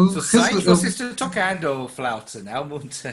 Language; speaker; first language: Portuguese; non-native, learner; English